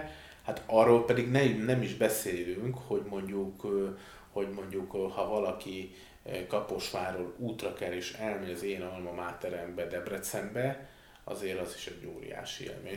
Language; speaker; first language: Hungarian; native; Hungarian